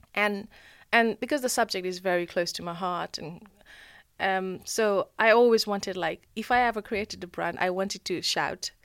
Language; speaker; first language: English; non-native, local second language; Nepali